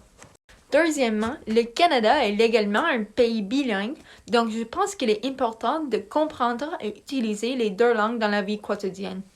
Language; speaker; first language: French; non-native, learner; English